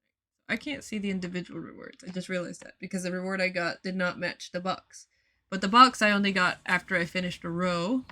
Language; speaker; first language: English; native; English